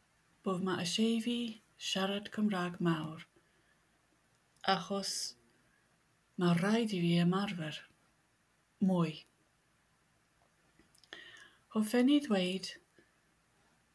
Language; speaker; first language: Welsh; non-native, learner; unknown